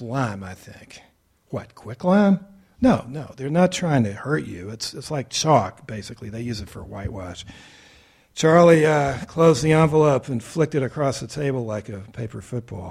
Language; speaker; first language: English; native; English